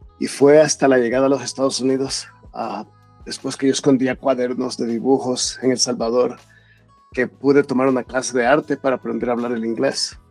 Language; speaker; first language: Spanish; native; Spanish